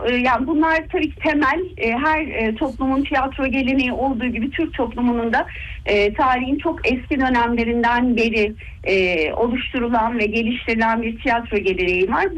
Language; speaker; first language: Turkish; native; Turkish